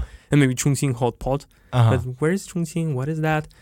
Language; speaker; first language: English; non-native, fluent; Russian